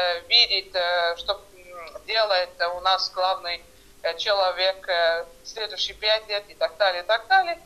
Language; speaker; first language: Russian; non-native, fluent; Estonian